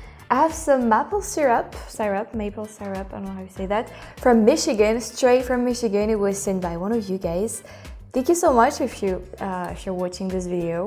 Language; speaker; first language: English; non-native, fluent; French